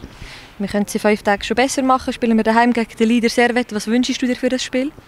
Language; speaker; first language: German; native; German